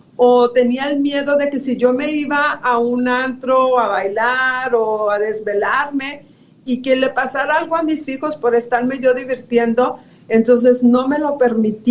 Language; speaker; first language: Spanish; native; Spanish